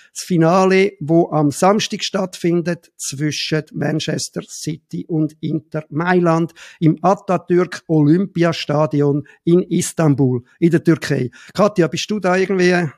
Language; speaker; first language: German; native; German